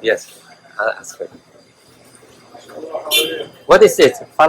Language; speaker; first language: English; non-native, fluent; Indonesian